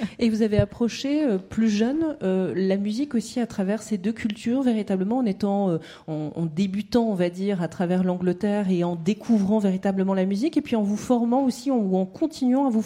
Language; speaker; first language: French; native; French